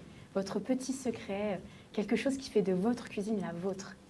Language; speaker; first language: French; native; French